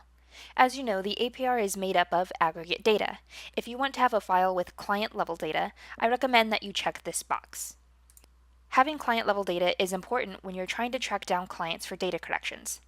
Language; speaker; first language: English; native; English